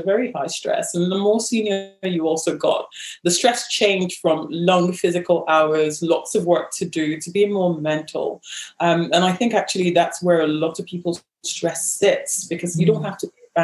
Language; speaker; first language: English; non-native, local second language; Igbo